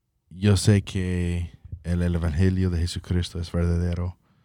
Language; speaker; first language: Spanish; non-native, fluent; English